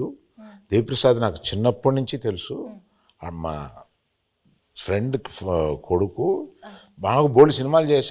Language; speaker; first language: Telugu; native; Telugu